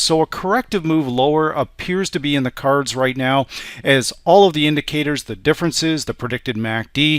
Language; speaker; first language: English; native; English